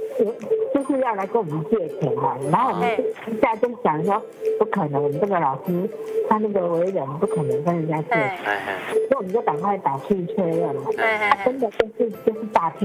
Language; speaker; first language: Chinese; native; Chinese